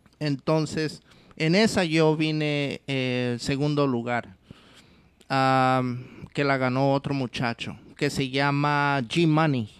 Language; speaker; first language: Spanish; early bilingual, heritage; Spanish